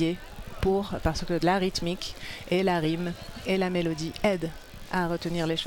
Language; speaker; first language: French; non-native, local second language; Arabic